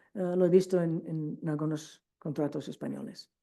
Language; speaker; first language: Spanish; non-native, fluent; English